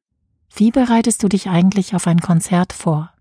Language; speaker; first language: German; native; German